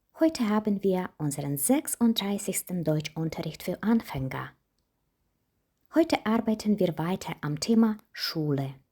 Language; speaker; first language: German; non-native, fluent; Ukrainian